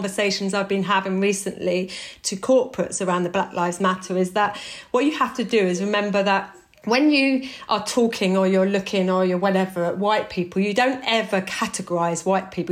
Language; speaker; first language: English; native; English